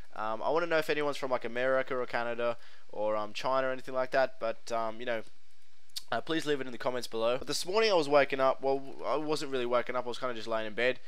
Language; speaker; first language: English; native; English